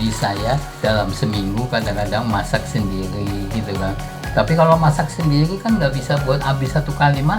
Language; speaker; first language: Indonesian; non-native, local second language; Dutch